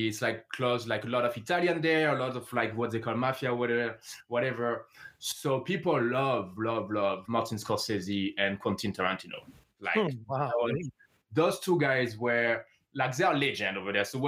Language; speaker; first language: English; non-native, fluent; French